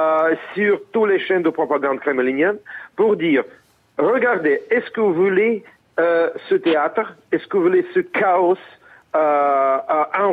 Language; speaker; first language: French; non-native, fluent; Russian